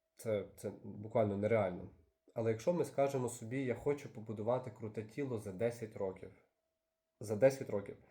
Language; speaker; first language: Ukrainian; native; Ukrainian